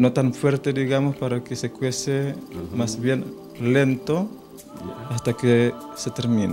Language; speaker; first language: Spanish; non-native, fluent; Indonesian